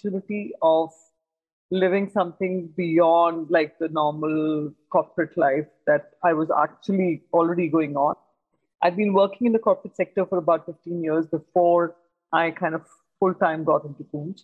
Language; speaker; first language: English; non-native, local second language; Hindi